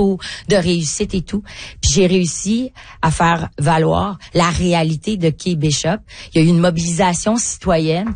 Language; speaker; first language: French; native; French